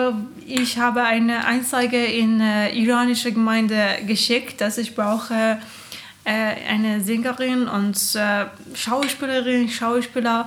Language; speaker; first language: German; non-native, learner; Persian